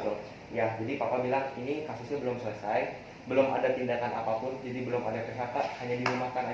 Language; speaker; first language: Indonesian; native; Indonesian